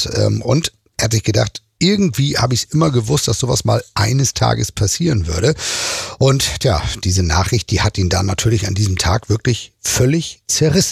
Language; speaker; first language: German; native; German